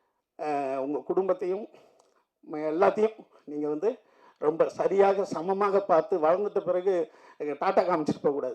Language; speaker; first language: Tamil; native; Tamil